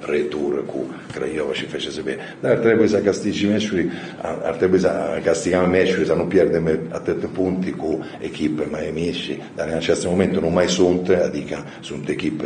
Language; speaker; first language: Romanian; non-native, fluent; Italian